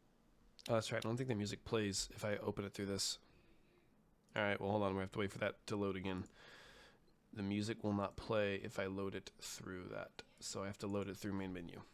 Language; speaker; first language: English; native; English